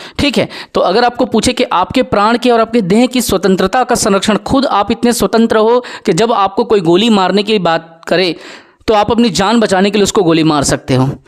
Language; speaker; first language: Hindi; native; Hindi